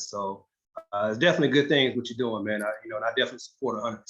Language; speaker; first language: English; native; English